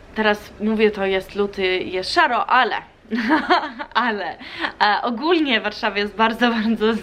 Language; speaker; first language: Polish; early bilingual, other home language; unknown